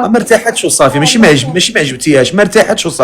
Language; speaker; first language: Arabic; native; Arabic